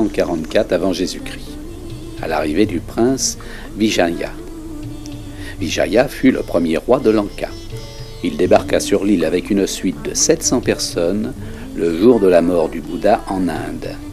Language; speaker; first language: French; native; French